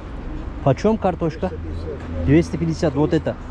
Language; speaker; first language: Russian; non-native, learner; Turkish